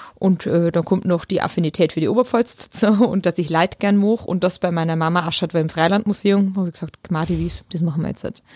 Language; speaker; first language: German; native; German